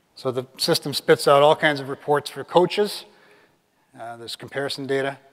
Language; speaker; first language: English; native; English